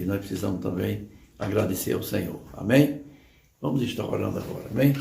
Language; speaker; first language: Portuguese; native; Portuguese